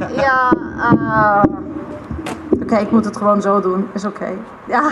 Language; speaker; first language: Dutch; non-native, fluent; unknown